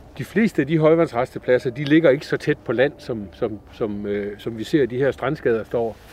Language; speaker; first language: Danish; native; Danish